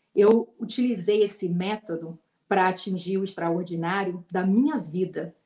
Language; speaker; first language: Portuguese; native; Portuguese